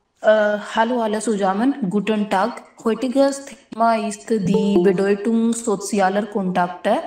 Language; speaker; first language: German; non-native, learner; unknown